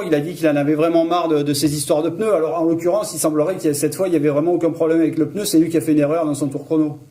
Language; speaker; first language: French; native; French